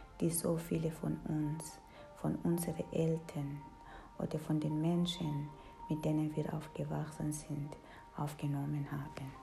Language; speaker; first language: German; non-native, fluent; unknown